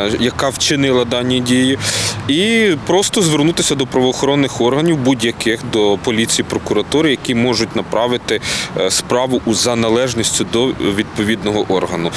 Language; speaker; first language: Ukrainian; native; Ukrainian